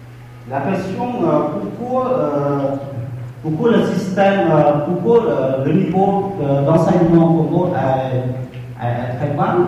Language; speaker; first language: French; non-native, fluent; Khmer